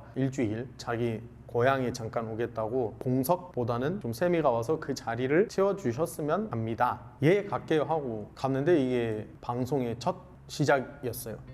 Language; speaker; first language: Korean; non-native, fluent; Arabic